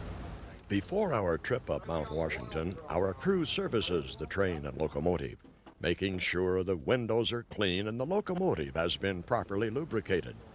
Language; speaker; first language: English; native; English